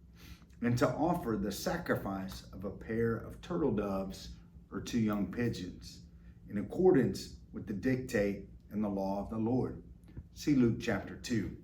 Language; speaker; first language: English; native; English